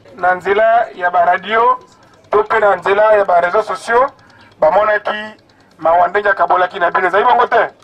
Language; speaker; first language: Lingala; native; Lingala